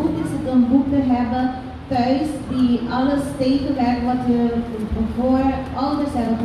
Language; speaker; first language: Dutch; non-native, fluent; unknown